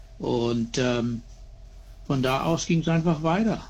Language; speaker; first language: German; early bilingual, heritage; German